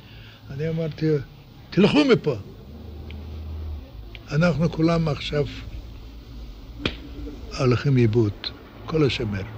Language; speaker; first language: Hebrew; non-native, learner; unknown